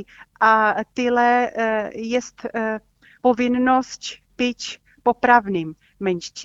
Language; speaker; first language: Polish; non-native, fluent; Czech